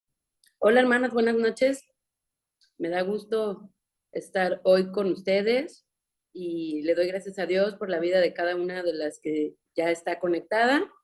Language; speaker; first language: Spanish; native; Spanish